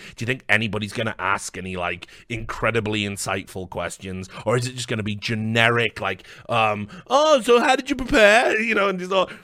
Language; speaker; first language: English; native; English